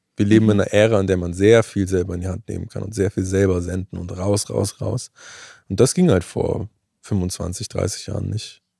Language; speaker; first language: German; native; German